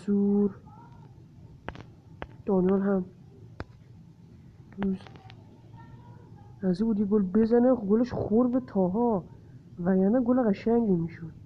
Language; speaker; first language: Persian; native; Persian